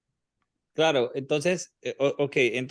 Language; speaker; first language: Spanish; native; Spanish